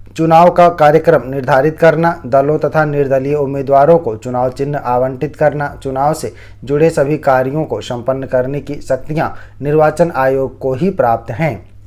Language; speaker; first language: Hindi; native; Hindi